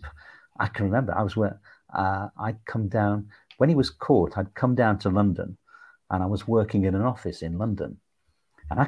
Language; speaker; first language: English; native; English